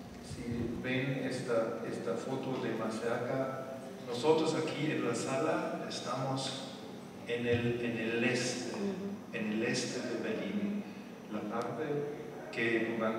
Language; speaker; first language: Spanish; non-native, fluent; German